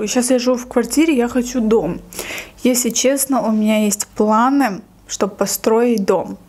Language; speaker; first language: Russian; native; Russian